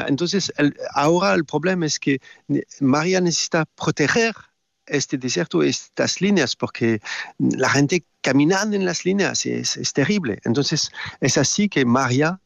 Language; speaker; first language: Spanish; non-native, fluent; French